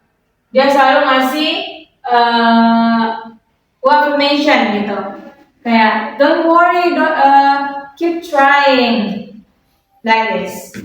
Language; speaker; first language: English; non-native, fluent; Indonesian